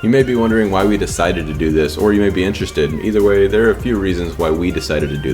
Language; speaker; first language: English; native; English